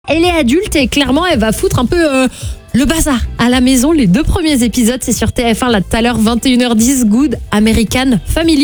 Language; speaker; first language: French; native; French